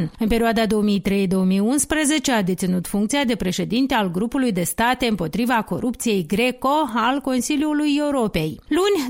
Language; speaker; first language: Romanian; native; Romanian